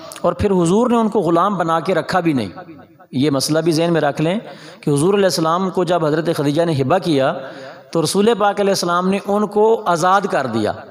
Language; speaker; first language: Urdu; non-native, local second language; Punjabi